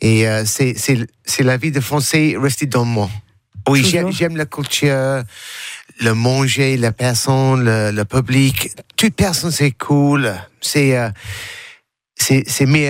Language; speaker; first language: French; non-native, learner; English